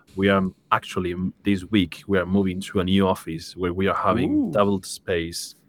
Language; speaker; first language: English; non-native, fluent; Spanish